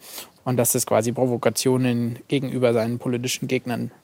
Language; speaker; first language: German; native; German